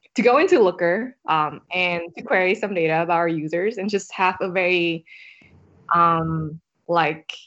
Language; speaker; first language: English; non-native, fluent; Vietnamese